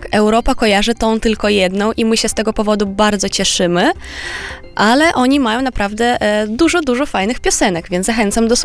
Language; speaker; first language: Polish; non-native, fluent; Romanian